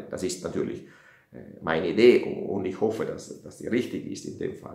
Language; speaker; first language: German; non-native, fluent; Italian